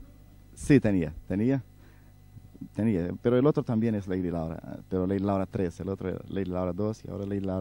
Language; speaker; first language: Spanish; non-native, fluent; Portuguese